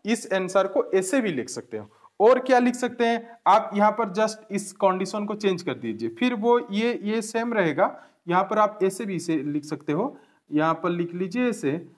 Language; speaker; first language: Hindi; non-native, local second language; Bangla